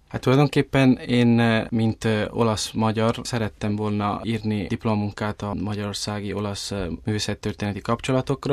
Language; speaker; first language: Hungarian; early bilingual, heritage; Italian